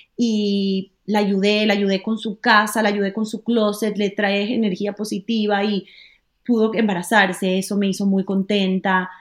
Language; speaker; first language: Spanish; native; Spanish